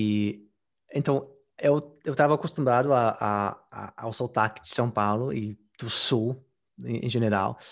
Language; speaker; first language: Portuguese; non-native, fluent; English